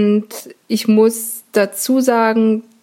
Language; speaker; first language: German; native; German